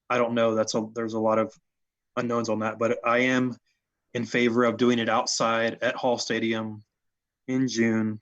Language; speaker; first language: English; native; English